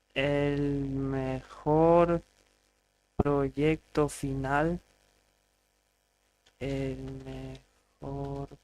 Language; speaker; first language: Spanish; non-native, learner; English